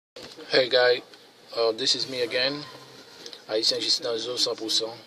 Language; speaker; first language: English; non-native, fluent; Haitian Creole